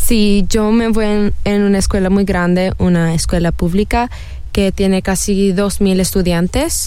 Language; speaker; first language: Spanish; early bilingual, heritage; Spanish